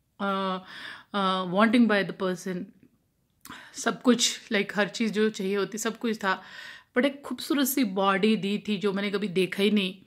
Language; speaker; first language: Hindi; non-native, local second language; Punjabi